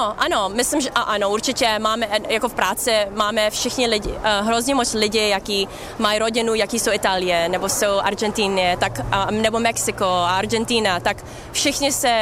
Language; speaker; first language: Czech; early bilingual, heritage; Czech